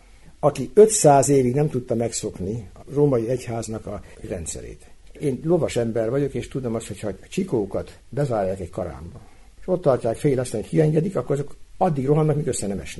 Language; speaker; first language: Hungarian; native; Hungarian